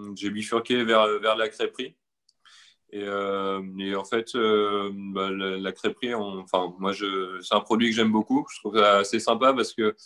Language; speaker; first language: French; native; French